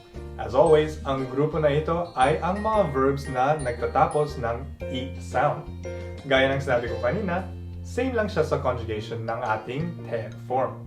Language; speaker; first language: Filipino; native; Filipino